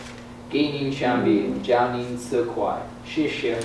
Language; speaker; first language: Chinese; non-native, learner; English